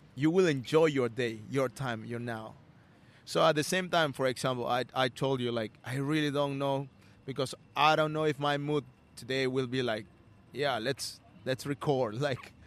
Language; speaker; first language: English; non-native, learner; Spanish